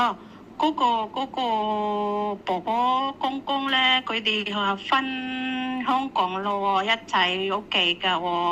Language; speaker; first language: Cantonese; non-native, learner; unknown